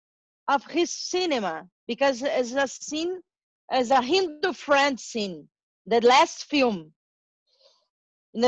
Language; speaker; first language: English; non-native, learner; Portuguese